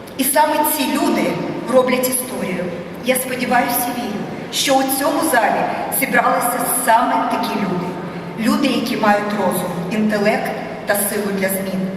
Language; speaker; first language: Ukrainian; non-native, local second language; Russian